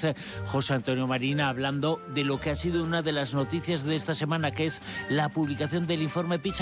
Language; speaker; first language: Spanish; native; Spanish